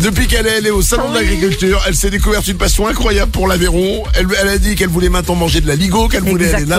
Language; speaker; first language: French; native; French